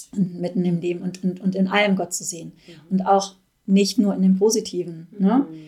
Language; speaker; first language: German; native; German